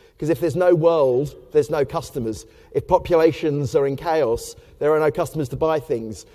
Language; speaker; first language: English; native; English